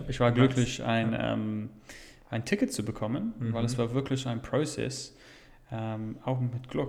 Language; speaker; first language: German; non-native, fluent; English